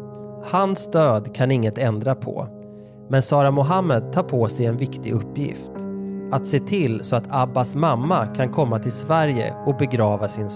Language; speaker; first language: Swedish; native; Swedish